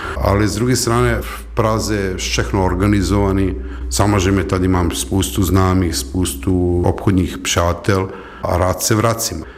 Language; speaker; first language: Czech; non-native, fluent; Serbian